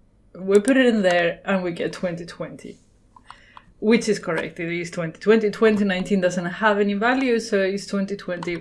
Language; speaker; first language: English; non-native, fluent; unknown